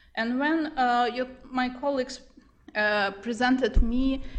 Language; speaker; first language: English; non-native, fluent; Ukrainian